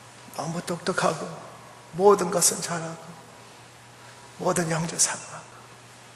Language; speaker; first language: Korean; early bilingual, heritage; English